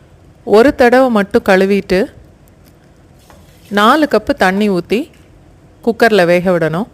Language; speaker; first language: Tamil; native; Tamil